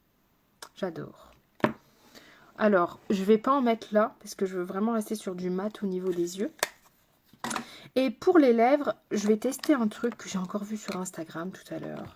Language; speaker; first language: French; native; French